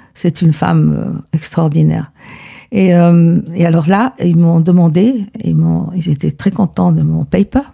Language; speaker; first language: French; non-native, fluent; Spanish